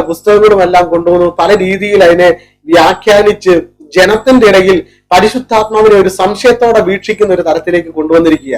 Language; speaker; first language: Malayalam; native; Malayalam